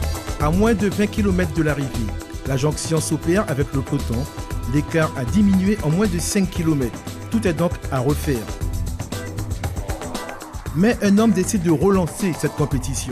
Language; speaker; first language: French; native; French